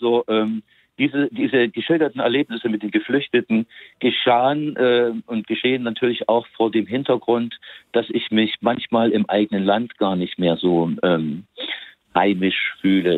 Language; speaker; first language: German; native; German